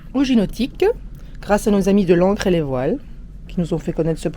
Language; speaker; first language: French; native; French